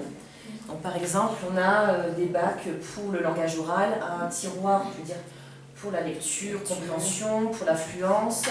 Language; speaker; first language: French; native; French